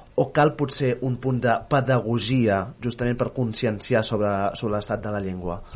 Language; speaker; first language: Catalan; native; Catalan